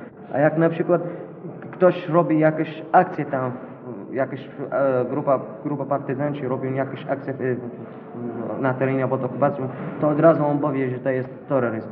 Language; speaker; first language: Polish; non-native, fluent; Arabic